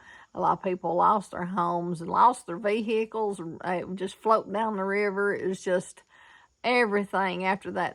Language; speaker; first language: English; native; English